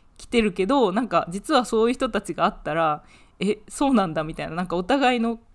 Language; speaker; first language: Japanese; native; Japanese